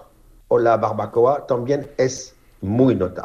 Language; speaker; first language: Spanish; non-native, fluent; French